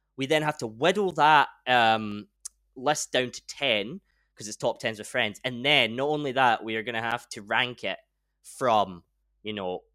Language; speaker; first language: English; native; English